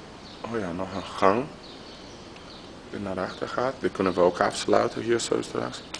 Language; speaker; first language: Dutch; non-native, fluent; Portuguese